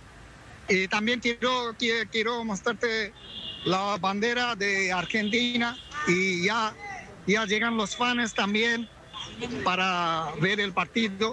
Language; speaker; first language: Spanish; non-native, fluent; Bangla